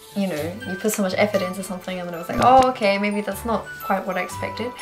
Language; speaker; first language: English; native; English